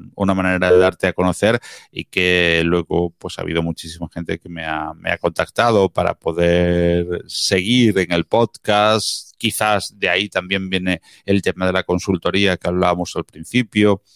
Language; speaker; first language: Spanish; native; Spanish